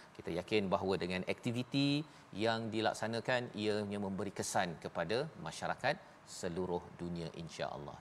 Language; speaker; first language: Malay; native; Malay